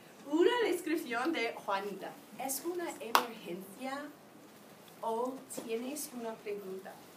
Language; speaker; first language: Spanish; non-native, fluent; English